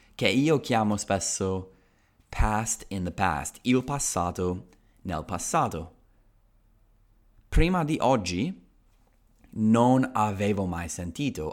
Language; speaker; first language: Italian; non-native, fluent; English